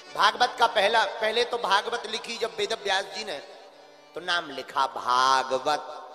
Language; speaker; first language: Hindi; native; Hindi